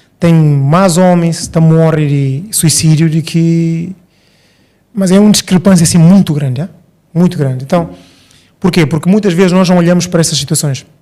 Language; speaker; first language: Portuguese; early bilingual, other home language; Upper Guinea Crioulo